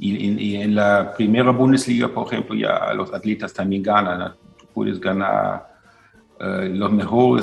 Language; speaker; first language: Spanish; non-native, fluent; German